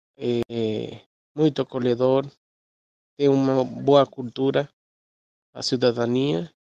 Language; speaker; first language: Portuguese; non-native, learner; Spanish